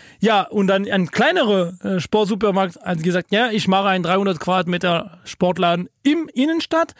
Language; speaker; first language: German; non-native, fluent; French